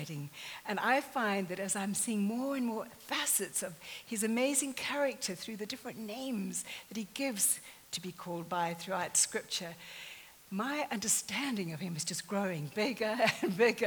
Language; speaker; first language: English; native; English